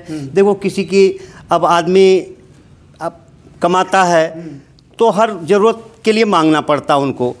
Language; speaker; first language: Hindi; native; Hindi